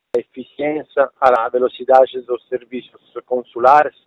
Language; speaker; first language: Portuguese; non-native, fluent; Italian